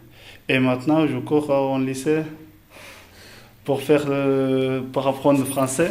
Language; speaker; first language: French; non-native, learner; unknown